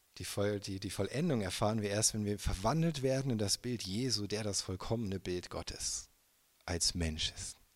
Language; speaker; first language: German; native; German